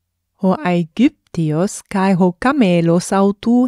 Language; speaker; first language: Greek; non-native, learner; English